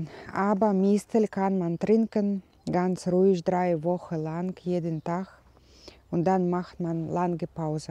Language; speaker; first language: German; non-native, learner; Russian